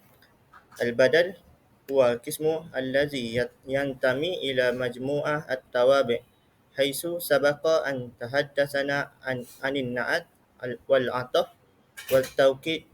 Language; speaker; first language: Arabic; non-native, learner; Malay